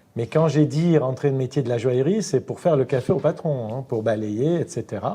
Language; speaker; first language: French; non-native, fluent; Armenian